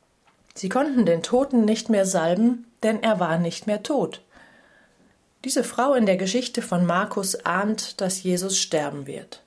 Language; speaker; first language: German; native; German